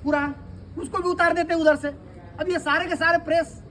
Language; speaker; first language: Hindi; non-native, local second language; Marathi